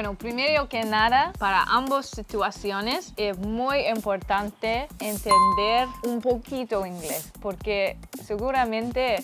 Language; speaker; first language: Spanish; non-native, learner; English